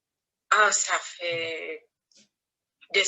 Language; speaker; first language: French; non-native, learner; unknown